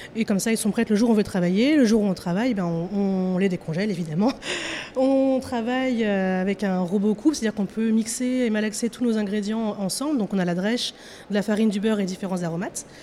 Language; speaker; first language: French; native; French